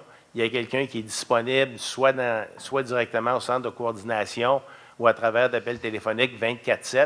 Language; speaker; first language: French; native; French